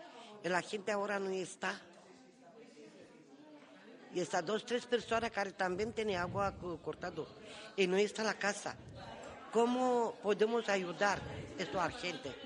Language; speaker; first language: Spanish; non-native, learner; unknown